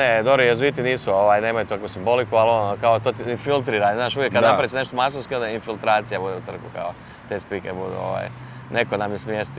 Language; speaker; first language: Serbian; native; Serbian